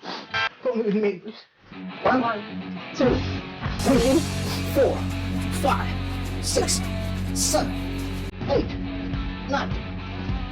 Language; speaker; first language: English; non-native, learner; Spanish